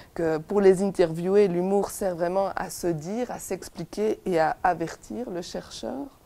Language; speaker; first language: French; native; French